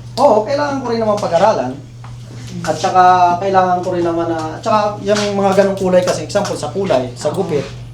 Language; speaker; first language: Filipino; native; Filipino